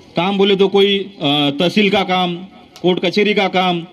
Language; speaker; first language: Hindi; non-native, local second language; Marathi